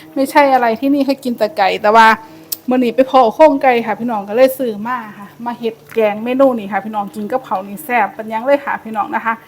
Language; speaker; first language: Thai; native; Thai